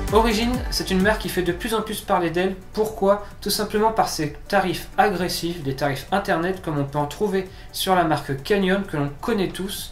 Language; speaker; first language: French; native; French